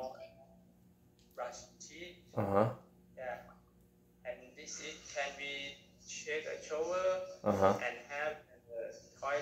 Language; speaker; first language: English; non-native, learner; Thai